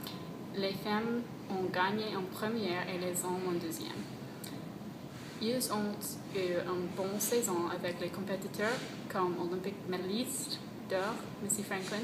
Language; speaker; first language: French; non-native, learner; English